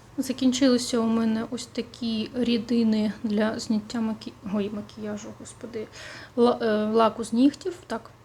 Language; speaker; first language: Ukrainian; non-native, local second language; Russian